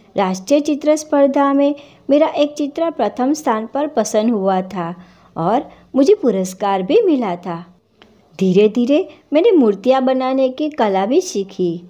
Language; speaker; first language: Hindi; non-native, local second language; Gujarati